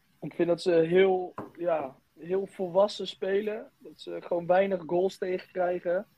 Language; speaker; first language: Dutch; native; Dutch